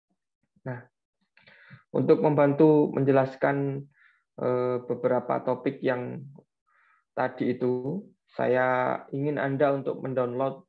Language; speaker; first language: Indonesian; native; Indonesian